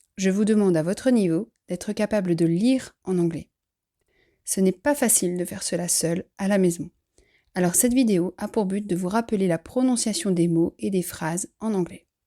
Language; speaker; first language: French; native; French